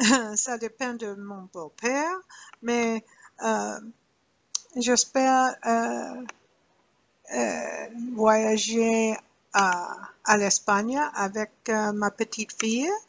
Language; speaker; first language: French; non-native, learner; English